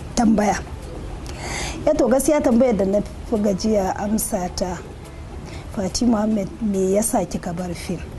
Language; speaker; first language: Hausa; non-native, local second language; Fula